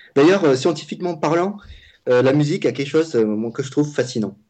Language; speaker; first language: French; non-native, fluent; Vietnamese